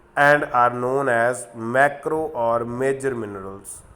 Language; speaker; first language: English; non-native, local second language; Punjabi